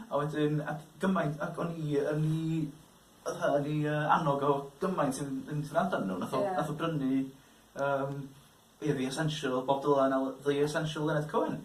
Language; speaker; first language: Welsh; native; Welsh